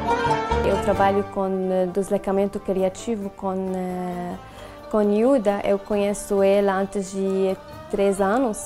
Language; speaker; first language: Portuguese; non-native, learner; Arabic